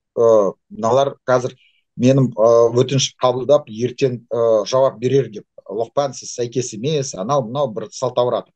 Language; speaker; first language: Kazakh; non-native, local second language; Russian